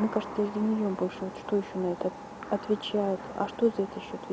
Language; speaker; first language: Russian; native; Russian